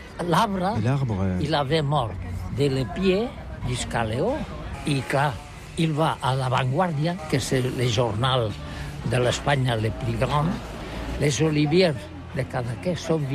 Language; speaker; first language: French; non-native, learner; Catalan